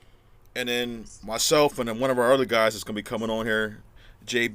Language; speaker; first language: English; native; English